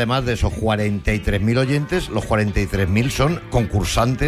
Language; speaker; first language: Spanish; native; Spanish